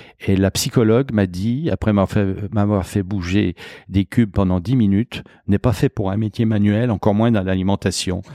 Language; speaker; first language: French; native; French